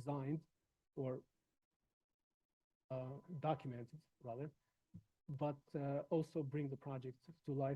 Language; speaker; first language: English; non-native, fluent; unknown